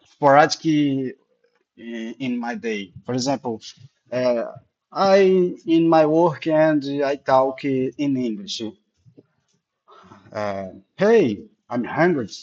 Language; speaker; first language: English; non-native, learner; Portuguese